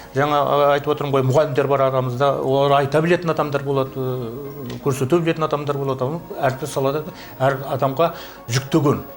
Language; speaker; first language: Kazakh; native; Kazakh